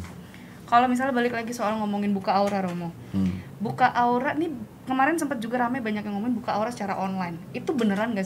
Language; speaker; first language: Indonesian; native; Indonesian